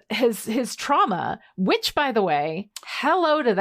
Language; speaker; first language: English; native; English